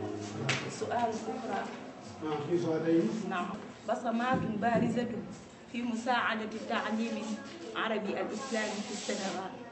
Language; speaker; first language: Arabic; non-native, learner; Wolof